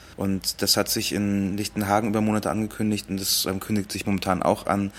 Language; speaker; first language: German; early bilingual, other home language; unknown